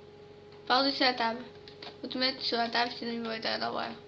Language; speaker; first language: French; native; French